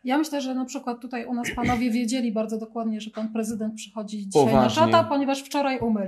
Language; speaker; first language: Polish; native; Polish